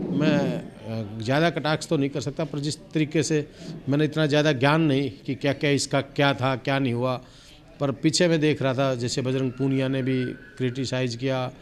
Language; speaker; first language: Hindi; native; Hindi